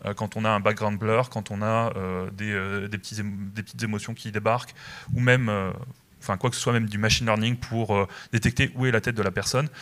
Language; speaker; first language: French; native; French